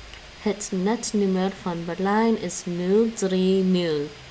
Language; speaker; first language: Dutch; non-native, learner; English